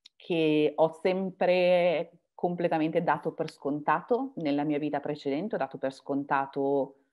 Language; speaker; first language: Italian; native; Italian